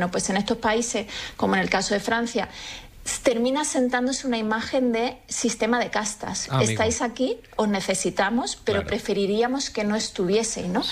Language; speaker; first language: Spanish; native; Spanish